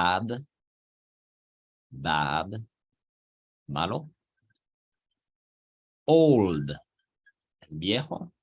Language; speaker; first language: Spanish; non-native, fluent; French